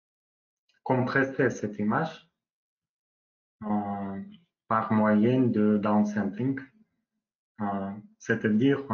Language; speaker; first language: French; non-native, learner; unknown